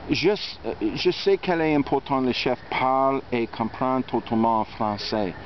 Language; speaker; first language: French; non-native, learner; English